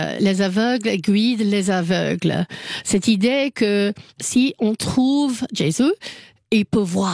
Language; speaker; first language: French; non-native, learner; English